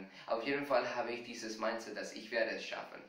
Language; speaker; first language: German; non-native, fluent; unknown